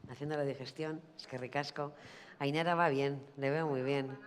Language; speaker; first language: Spanish; native; Spanish